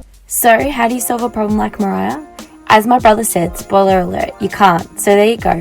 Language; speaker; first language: English; native; English